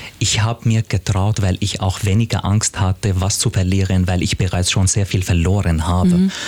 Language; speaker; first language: German; non-native, fluent; Arabic